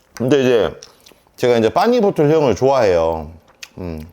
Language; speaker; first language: Korean; native; Korean